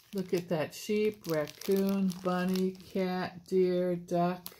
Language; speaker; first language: English; native; English